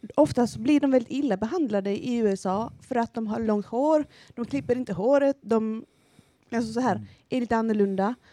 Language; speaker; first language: Swedish; non-native, fluent; Spanish